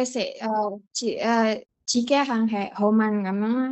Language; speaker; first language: Cantonese; non-native, learner; Indonesian